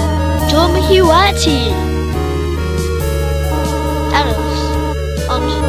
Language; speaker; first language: Welsh; non-native, local second language; English